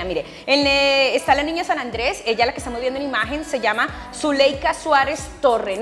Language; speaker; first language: Spanish; native; Spanish